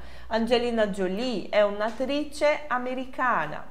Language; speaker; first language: Italian; non-native, fluent; Portuguese